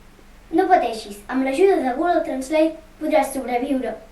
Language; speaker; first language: Catalan; early bilingual, other home language; Russian